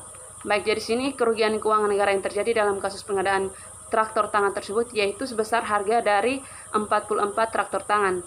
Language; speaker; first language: Indonesian; native; Indonesian